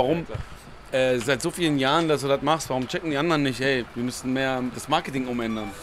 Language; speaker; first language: German; early bilingual, other home language; Persian